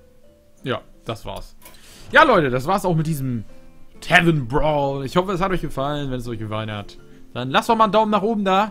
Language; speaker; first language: German; native; German